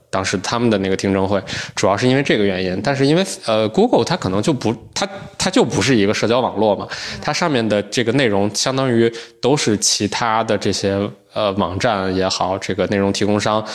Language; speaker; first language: Chinese; native; Chinese